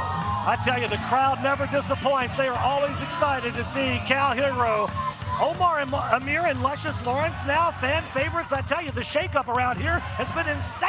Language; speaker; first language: English; native; English